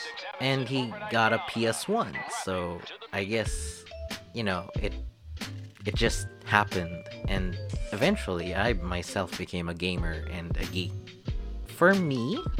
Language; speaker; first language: English; non-native, local second language; Filipino